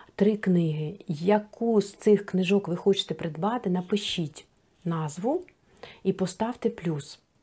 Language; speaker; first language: Ukrainian; non-native, local second language; Russian